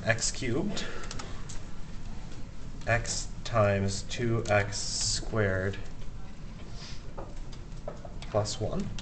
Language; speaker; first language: English; native; English